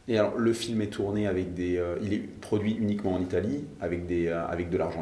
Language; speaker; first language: French; native; French